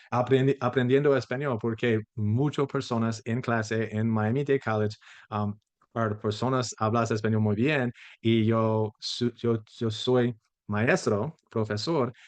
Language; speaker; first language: Spanish; non-native, learner; English